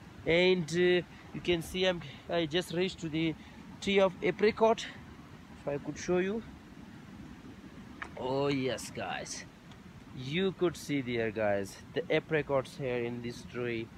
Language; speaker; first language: English; non-native, local second language; Urdu